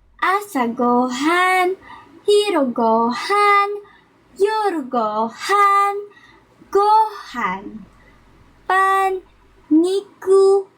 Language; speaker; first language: Japanese; non-native, learner; Filipino